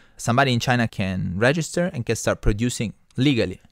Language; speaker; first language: English; non-native, fluent; Italian